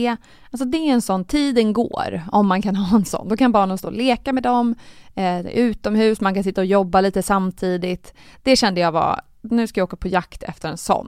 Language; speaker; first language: Swedish; native; Swedish